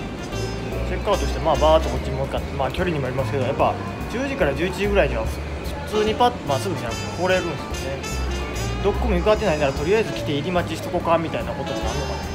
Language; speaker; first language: Japanese; native; Japanese